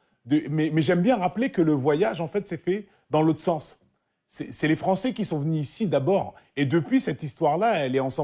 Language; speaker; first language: French; native; French